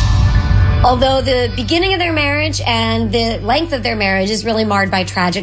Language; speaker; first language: English; native; English